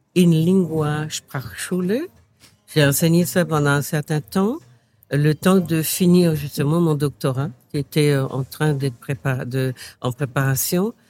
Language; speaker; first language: French; native; French